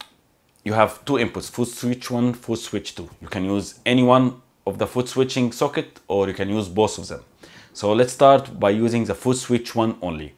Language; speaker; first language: English; non-native, fluent; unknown